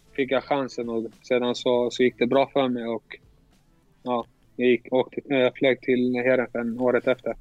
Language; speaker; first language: Swedish; early bilingual, other home language; Albanian